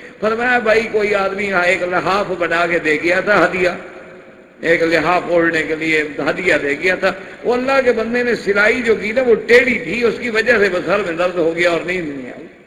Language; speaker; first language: Urdu; non-native, local second language; Punjabi